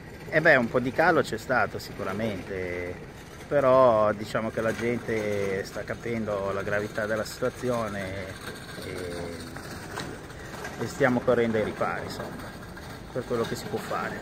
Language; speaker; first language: Italian; native; Italian